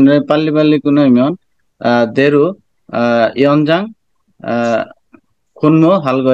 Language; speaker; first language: Korean; non-native, learner; Bangla